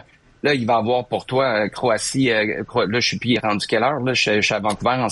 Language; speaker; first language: French; native; French